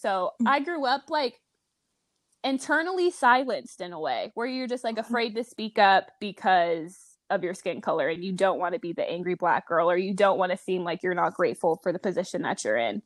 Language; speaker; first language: English; native; English